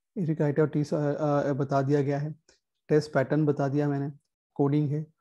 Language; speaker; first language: Hindi; native; Hindi